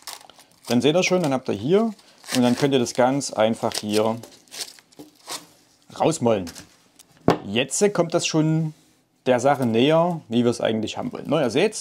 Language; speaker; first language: German; native; German